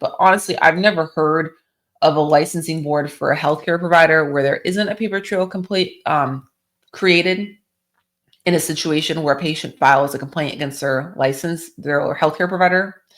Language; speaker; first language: English; native; English